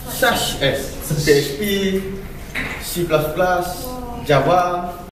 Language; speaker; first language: English; non-native, local second language; Malay